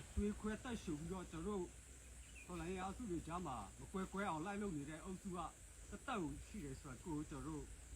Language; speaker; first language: Burmese; non-native, local second language; Pa'o Karen